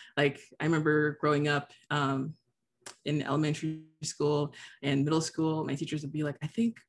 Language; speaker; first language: English; early bilingual, other home language; Haitian Creole